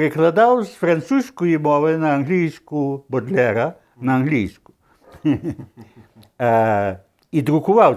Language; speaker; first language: Ukrainian; early bilingual, heritage; Ukrainian